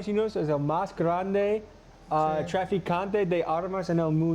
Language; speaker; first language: Spanish; non-native, learner; English